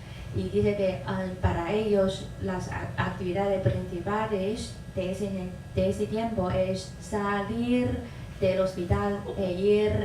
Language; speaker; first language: Spanish; non-native, fluent; Chinese